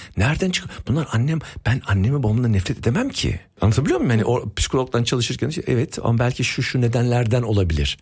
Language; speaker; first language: Turkish; early bilingual, heritage; Turkish